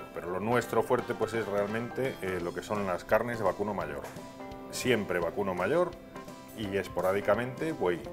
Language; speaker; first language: Spanish; native; Spanish